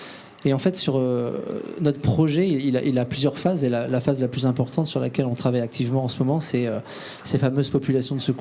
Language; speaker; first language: French; native; French